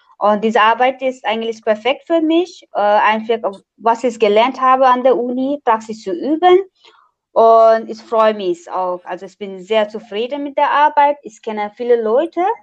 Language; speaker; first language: German; non-native, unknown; Nepali